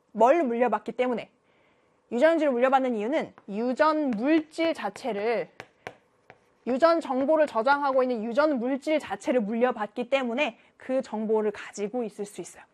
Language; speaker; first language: Korean; native; Korean